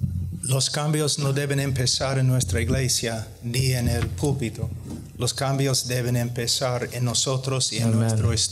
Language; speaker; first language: Spanish; non-native, fluent; English